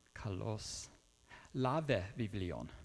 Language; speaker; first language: Greek; non-native, fluent; English